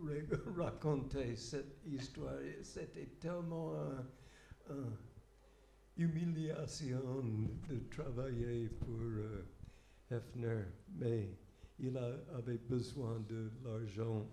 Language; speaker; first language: French; non-native, fluent; English